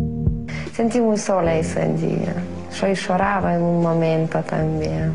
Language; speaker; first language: Spanish; non-native, learner; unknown